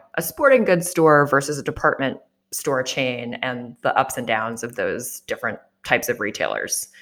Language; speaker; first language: English; native; English